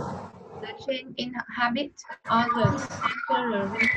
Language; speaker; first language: English; non-native, learner; Vietnamese